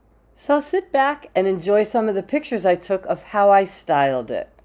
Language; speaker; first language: English; native; English